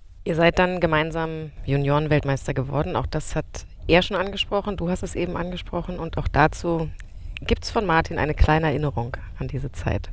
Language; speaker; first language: German; native; German